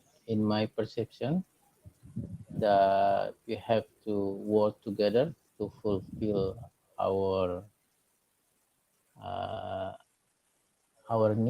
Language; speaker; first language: English; non-native, learner; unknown